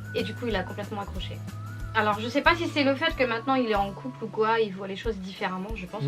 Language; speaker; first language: French; native; French